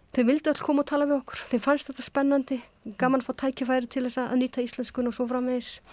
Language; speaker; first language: Icelandic; native; Icelandic